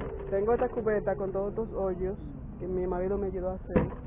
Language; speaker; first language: Spanish; native; Spanish